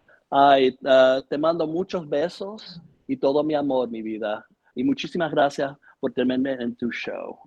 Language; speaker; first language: Spanish; early bilingual, heritage; Spanish